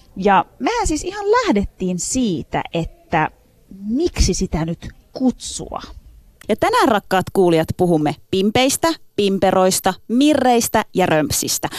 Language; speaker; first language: Finnish; early bilingual, other home language; Turkish